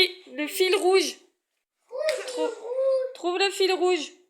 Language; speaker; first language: French; native; French